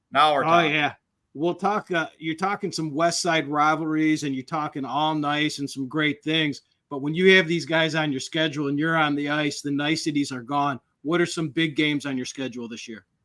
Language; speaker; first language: English; native; English